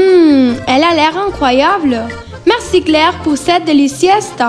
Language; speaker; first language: French; non-native, learner; Spanish